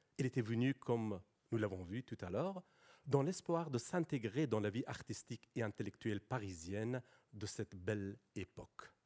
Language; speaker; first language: French; non-native, fluent; Persian